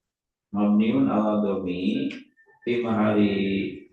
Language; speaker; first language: Arabic; non-native, learner; Indonesian